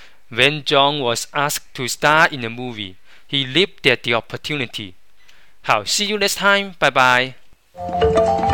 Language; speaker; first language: English; non-native, fluent; Chinese